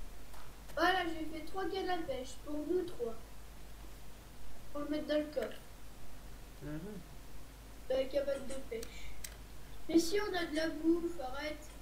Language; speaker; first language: French; native; French